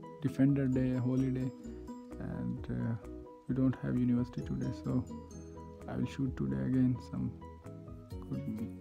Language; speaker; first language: English; non-native, learner; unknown